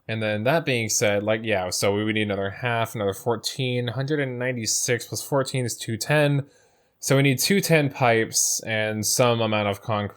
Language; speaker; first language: English; native; English